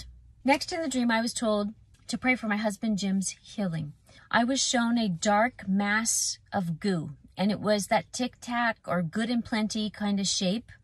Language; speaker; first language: English; native; English